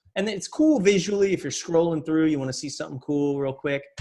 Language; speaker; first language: English; native; English